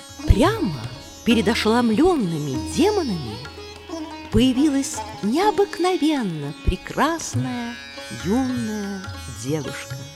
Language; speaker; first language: Russian; native; Russian